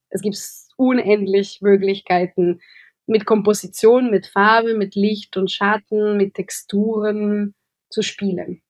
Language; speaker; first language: German; non-native, fluent; Spanish